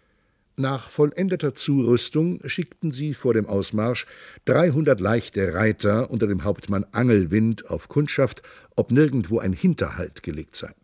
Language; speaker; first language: German; native; German